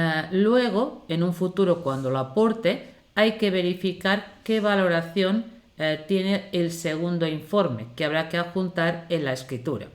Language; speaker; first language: Spanish; native; Spanish